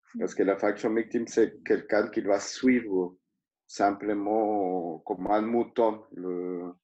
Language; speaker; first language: French; non-native, learner; Spanish